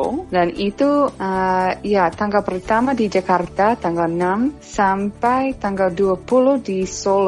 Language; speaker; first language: Indonesian; non-native, fluent; English